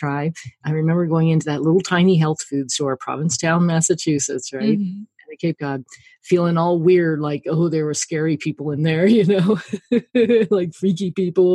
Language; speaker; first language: English; native; English